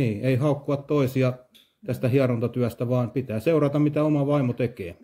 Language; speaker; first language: Finnish; native; Finnish